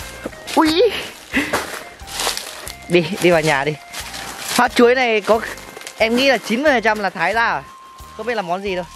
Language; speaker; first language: Vietnamese; native; Vietnamese